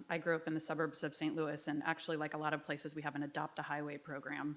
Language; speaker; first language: English; native; English